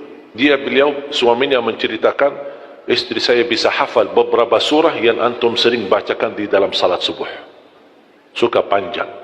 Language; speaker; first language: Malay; non-native, fluent; Arabic